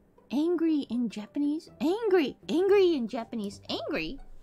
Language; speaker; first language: English; native; English